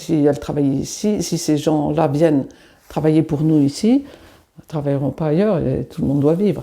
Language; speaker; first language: French; native; French